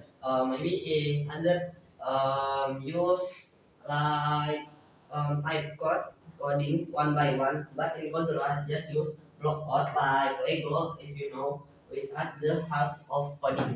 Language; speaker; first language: English; non-native, learner; Indonesian